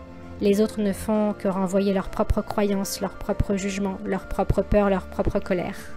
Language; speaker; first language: French; native; French